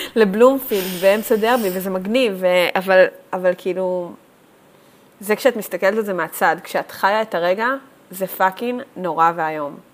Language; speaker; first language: Hebrew; native; Hebrew